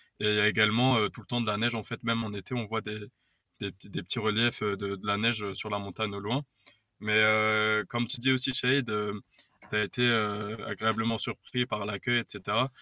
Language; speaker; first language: French; native; French